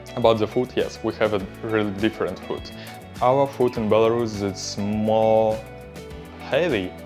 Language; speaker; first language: English; non-native, learner; Russian